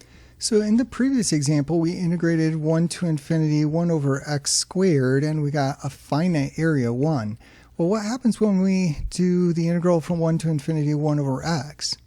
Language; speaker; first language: English; native; English